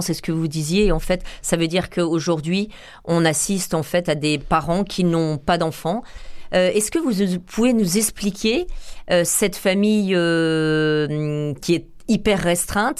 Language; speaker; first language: French; non-native, local second language; Korean